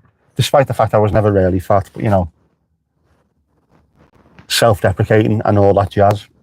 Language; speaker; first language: English; native; English